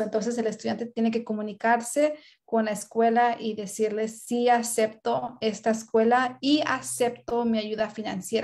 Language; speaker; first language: Spanish; early bilingual, heritage; Spanish